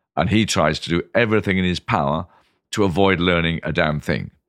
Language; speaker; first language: English; native; English